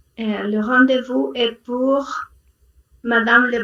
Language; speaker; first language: French; non-native, learner; Spanish